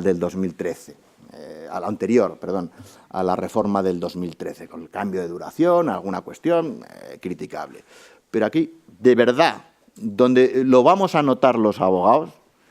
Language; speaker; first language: Spanish; native; Spanish